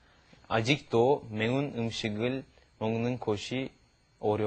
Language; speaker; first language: Korean; non-native, learner; Turkish